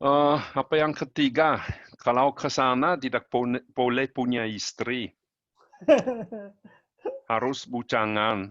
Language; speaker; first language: Indonesian; non-native, learner; German